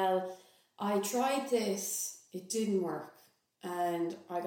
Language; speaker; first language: English; native; English